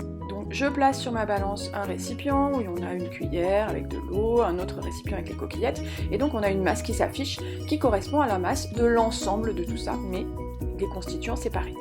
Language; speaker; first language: French; native; French